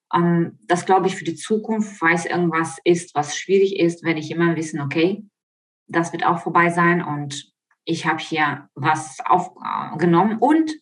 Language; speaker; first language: German; non-native, fluent; Ukrainian